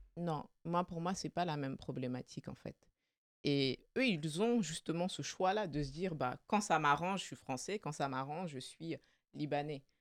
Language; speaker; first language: French; early bilingual, other home language; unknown